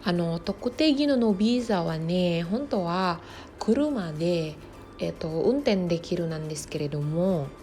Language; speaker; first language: Japanese; non-native, learner; Indonesian